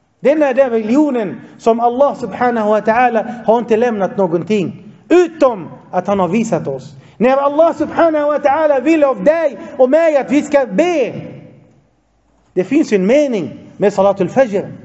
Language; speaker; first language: Swedish; non-native, fluent; Arabic